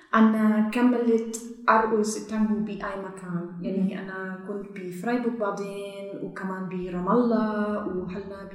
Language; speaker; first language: Arabic; non-native, learner; German